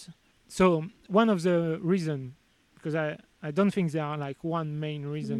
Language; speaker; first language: English; non-native, fluent; French